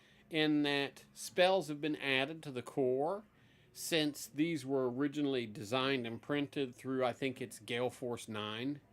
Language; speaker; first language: English; native; English